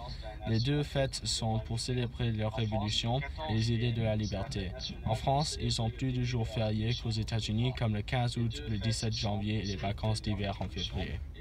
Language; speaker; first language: French; non-native, learner; English